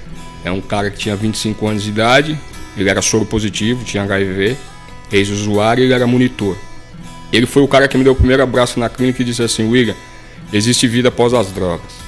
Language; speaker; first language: Portuguese; native; Portuguese